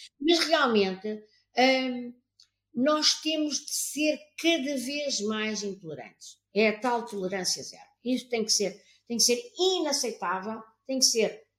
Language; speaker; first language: Portuguese; native; Portuguese